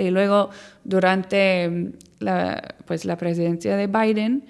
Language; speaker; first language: Spanish; non-native, fluent; English